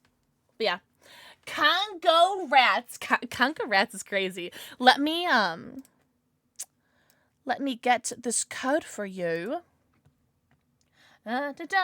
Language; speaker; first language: English; native; English